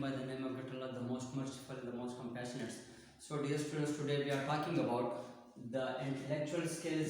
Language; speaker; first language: English; non-native, local second language; Urdu